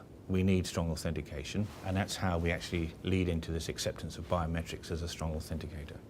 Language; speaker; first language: English; native; English